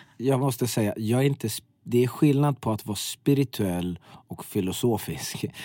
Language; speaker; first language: Swedish; early bilingual, other home language; Persian